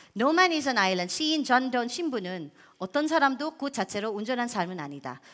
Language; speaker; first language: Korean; non-native, fluent; Filipino